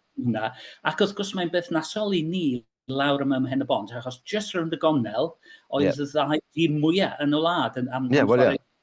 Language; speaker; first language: Welsh; non-native, local second language; English